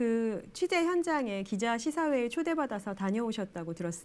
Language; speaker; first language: Korean; native; Korean